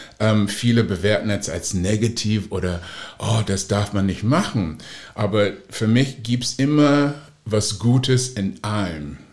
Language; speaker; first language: German; non-native, fluent; English